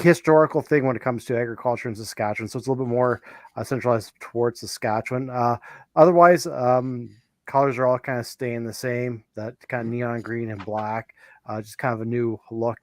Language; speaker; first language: English; native; English